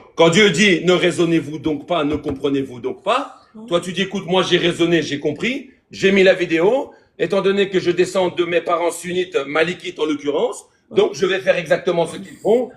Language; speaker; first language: French; native; French